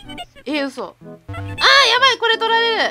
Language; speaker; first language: Japanese; native; Japanese